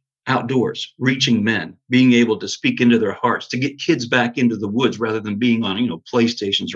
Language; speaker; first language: English; native; English